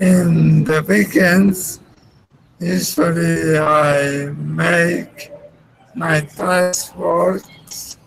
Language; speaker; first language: English; non-native, learner; Spanish